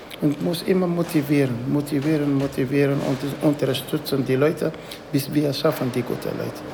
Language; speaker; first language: German; non-native, learner; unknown